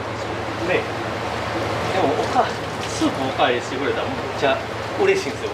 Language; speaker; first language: Japanese; native; Japanese